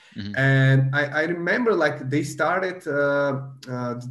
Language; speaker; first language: English; non-native, fluent; Slovak